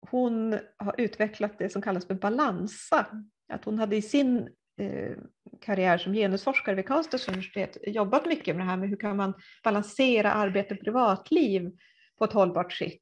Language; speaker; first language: Swedish; native; Swedish